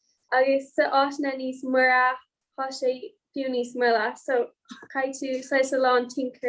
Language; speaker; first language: Irish; non-native, local second language; English